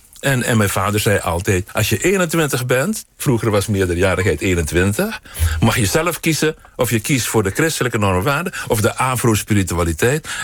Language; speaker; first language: Dutch; native; Dutch